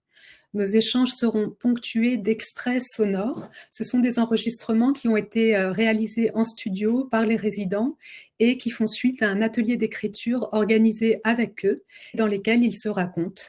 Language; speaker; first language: French; native; French